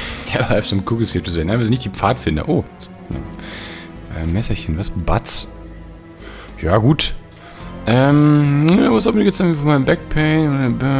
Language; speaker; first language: German; native; German